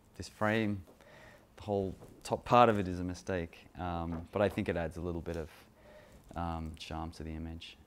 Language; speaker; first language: English; native; English